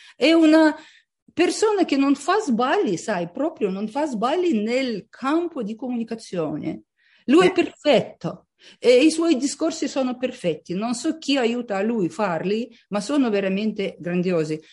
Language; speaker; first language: Italian; non-native, fluent; Russian